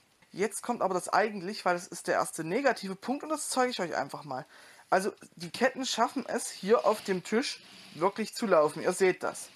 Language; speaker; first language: German; native; German